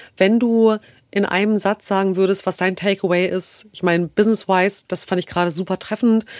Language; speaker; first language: German; early bilingual, other home language; Kurdish